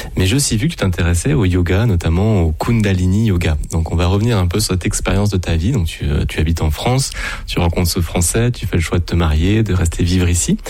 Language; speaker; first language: French; native; French